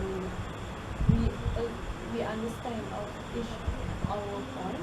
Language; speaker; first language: English; non-native, learner; Malay